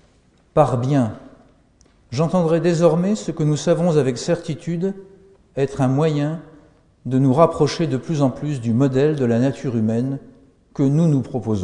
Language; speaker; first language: French; native; French